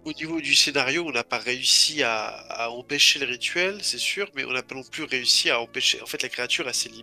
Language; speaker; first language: French; native; French